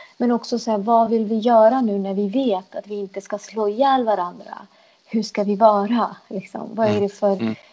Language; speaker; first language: Swedish; early bilingual, other home language; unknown